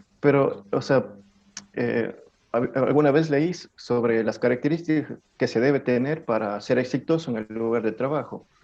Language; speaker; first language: Spanish; native; Spanish